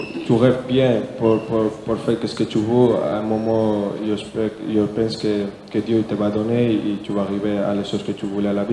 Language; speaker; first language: French; non-native, learner; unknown